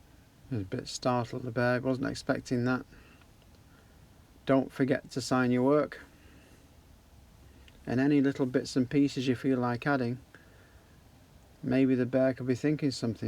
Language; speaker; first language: English; native; English